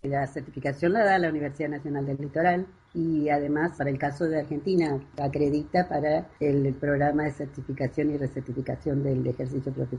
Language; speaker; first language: Spanish; native; Spanish